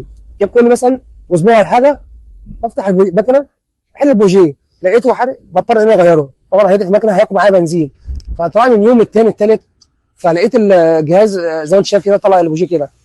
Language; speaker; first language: Arabic; native; Arabic